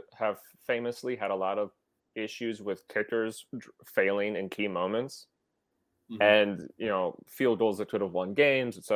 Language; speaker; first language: English; native; English